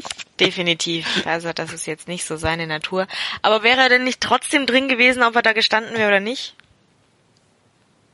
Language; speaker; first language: German; native; German